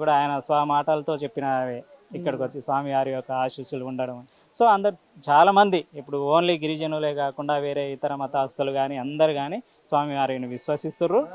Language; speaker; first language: Telugu; non-native, local second language; Lambadi